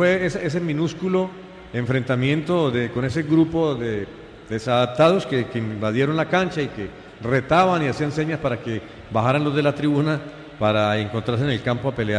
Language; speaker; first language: Spanish; native; Spanish